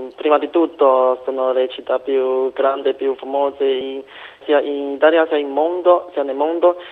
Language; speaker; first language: Italian; non-native, fluent; Chinese